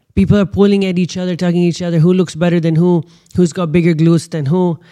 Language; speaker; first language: English; non-native, local second language; Urdu